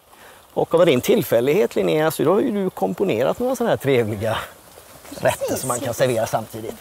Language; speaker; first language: Swedish; native; Swedish